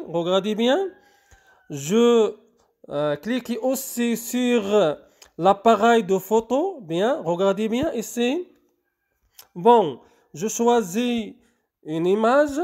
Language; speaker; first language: French; non-native, local second language; Arabic